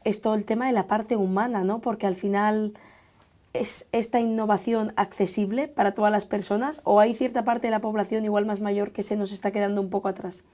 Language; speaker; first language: Spanish; native; Spanish